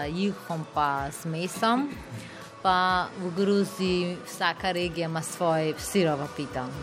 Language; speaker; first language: Slovenian; non-native, fluent; Georgian